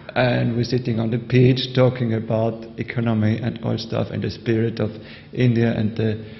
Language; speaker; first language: English; non-native, learner; German